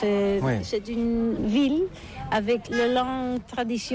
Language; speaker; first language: French; non-native, learner; Catalan